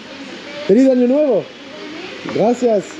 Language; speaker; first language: Spanish; non-native, learner; French